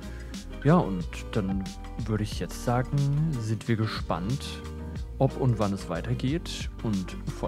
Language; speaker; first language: German; native; German